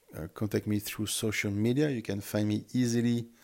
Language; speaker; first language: English; non-native, fluent; French